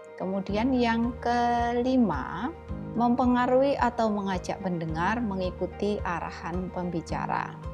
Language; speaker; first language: Indonesian; native; Indonesian